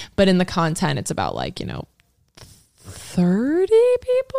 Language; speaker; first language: English; native; English